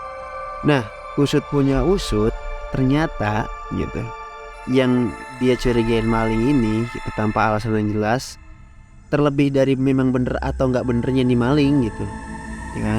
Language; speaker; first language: Indonesian; native; Indonesian